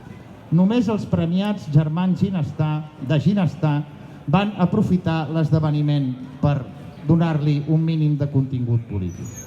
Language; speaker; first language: Catalan; native; Catalan